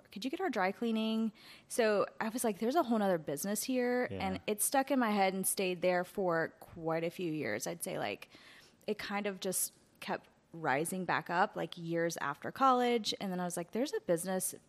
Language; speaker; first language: English; native; English